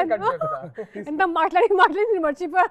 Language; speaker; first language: Telugu; non-native, fluent; Hindi